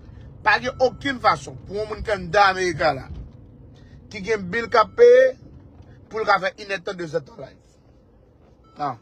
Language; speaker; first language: French; non-native, local second language; Haitian Creole